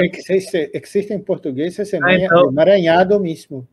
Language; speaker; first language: Portuguese; non-native, fluent; Spanish